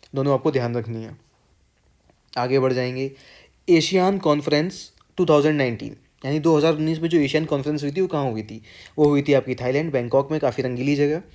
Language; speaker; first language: Hindi; native; Hindi